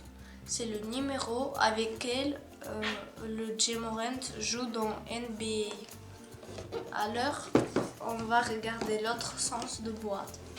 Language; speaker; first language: French; non-native, learner; Ukrainian